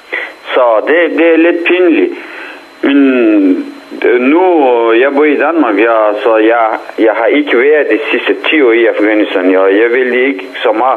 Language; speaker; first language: Danish; non-native, fluent; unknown